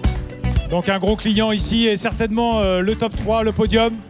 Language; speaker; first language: French; native; French